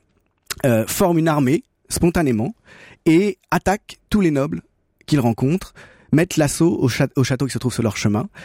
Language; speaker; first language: French; native; French